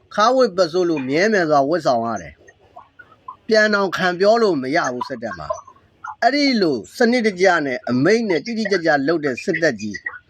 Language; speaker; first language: Burmese; native; Burmese